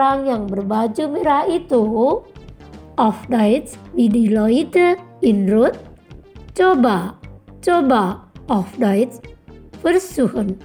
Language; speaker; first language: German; non-native, fluent; Indonesian